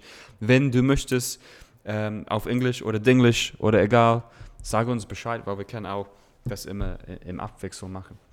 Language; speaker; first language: German; non-native, learner; English